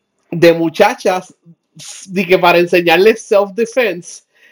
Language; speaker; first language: Spanish; early bilingual, heritage; Spanish